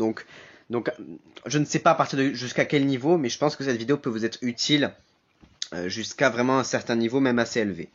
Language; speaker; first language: French; native; French